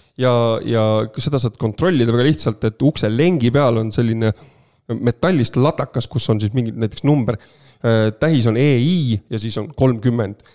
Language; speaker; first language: Estonian; native; Estonian